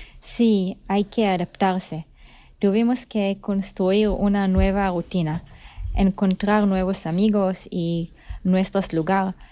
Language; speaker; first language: Spanish; non-native, learner; Hebrew